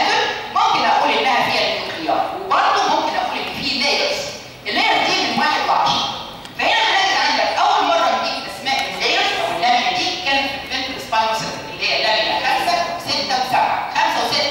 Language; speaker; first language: Arabic; native; Arabic